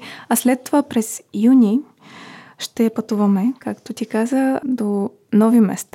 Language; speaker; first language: Bulgarian; native; Bulgarian